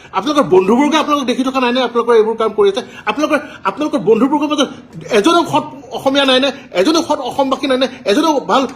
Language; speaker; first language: Assamese; native; Assamese